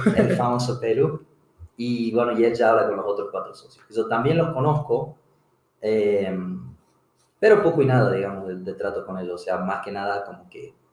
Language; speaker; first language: Spanish; native; Spanish